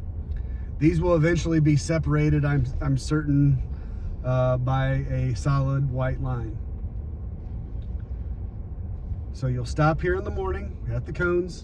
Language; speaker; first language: English; native; English